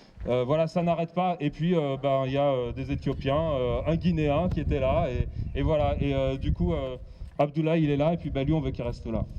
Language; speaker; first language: French; native; French